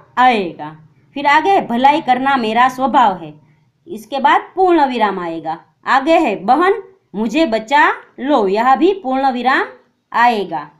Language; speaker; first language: Hindi; non-native, local second language; Gujarati